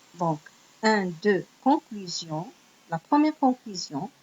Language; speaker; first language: French; non-native, local second language; Arabic